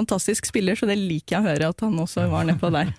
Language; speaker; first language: Norwegian; native; Norwegian